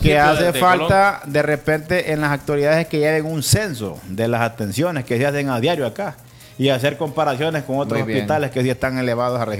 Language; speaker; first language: Spanish; native; Spanish